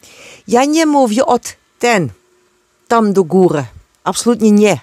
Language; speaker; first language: Polish; non-native, learner; Dutch